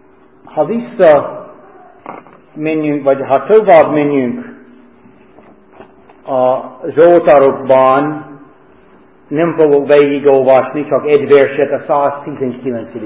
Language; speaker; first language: Hungarian; early bilingual, heritage; Hungarian